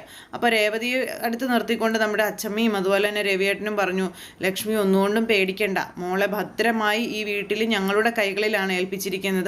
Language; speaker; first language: Malayalam; native; Malayalam